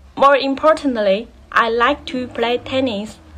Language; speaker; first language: English; non-native, learner; Chinese